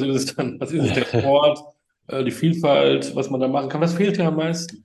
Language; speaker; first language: German; native; German